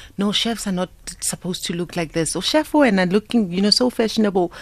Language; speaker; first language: English; non-native, local second language; Southern Sotho